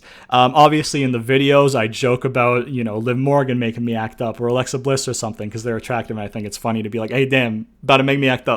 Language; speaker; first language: English; native; English